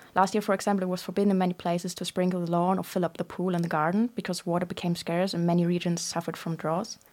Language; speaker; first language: English; non-native, fluent; German